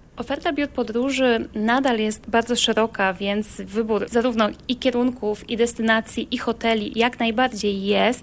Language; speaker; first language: Polish; native; Polish